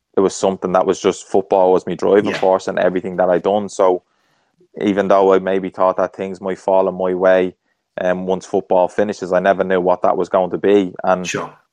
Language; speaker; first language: English; native; English